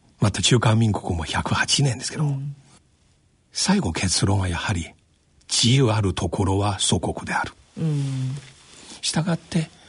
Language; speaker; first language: Japanese; non-native, fluent; Chinese